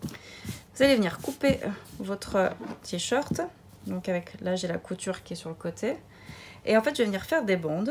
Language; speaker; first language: French; native; French